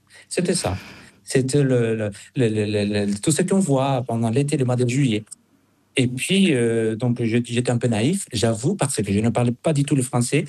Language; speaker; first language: French; non-native, fluent; Spanish